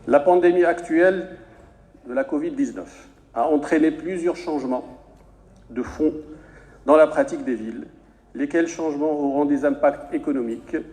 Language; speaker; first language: French; non-native, local second language; Arabic